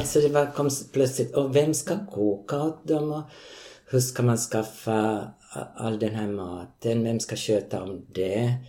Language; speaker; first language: Swedish; native; Swedish